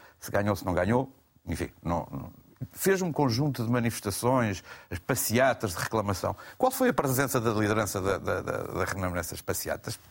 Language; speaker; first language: Portuguese; native; Portuguese